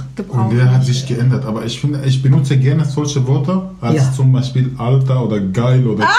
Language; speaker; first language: German; non-native, fluent; Kurdish